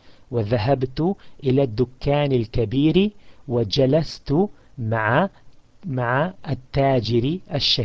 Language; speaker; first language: Arabic; non-native, fluent; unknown